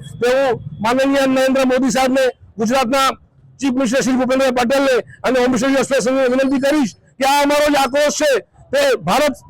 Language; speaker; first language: Gujarati; non-native, local second language; Sindhi